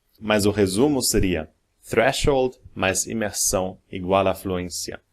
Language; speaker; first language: Portuguese; non-native, fluent; German